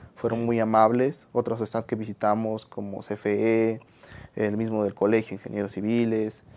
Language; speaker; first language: Spanish; native; Spanish